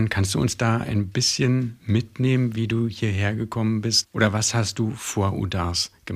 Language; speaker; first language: German; native; German